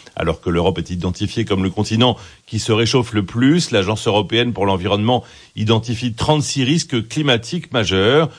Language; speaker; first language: French; native; French